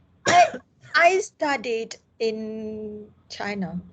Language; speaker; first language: English; non-native, learner; Vietnamese